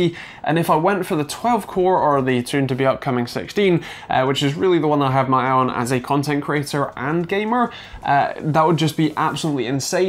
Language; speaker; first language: English; native; English